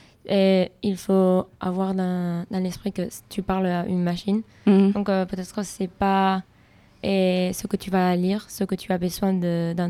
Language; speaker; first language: French; non-native, learner; Spanish